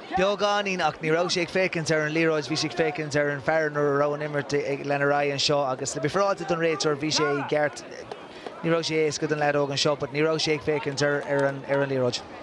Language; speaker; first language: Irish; non-native, local second language; English